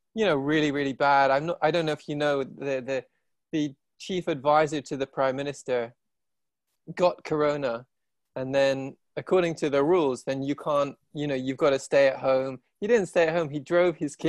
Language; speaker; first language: English; native; English